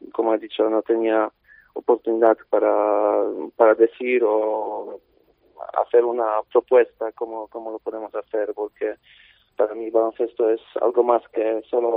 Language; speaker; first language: Spanish; non-native, fluent; Polish